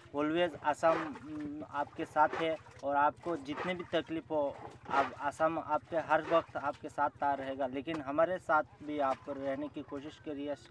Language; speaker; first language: Hindi; non-native, local second language; Bangla